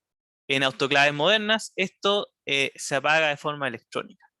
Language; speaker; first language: Spanish; native; Spanish